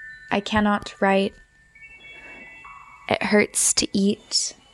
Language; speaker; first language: English; early bilingual, other home language; Spanish